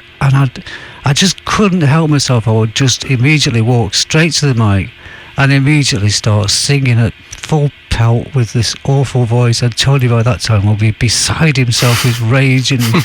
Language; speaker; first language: English; native; English